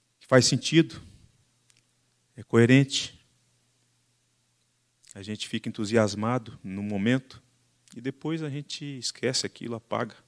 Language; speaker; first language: Portuguese; native; Portuguese